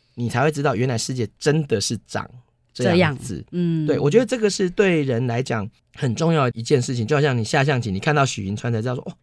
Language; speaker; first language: Chinese; native; Chinese